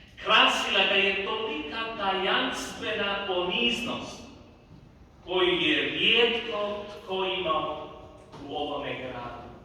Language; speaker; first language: Bosnian; early bilingual, heritage; Croatian